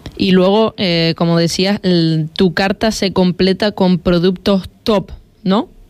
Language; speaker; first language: Spanish; native; Spanish